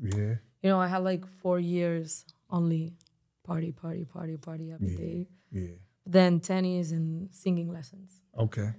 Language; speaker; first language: English; non-native, fluent; Spanish